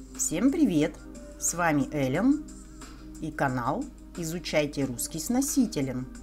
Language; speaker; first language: Russian; native; Russian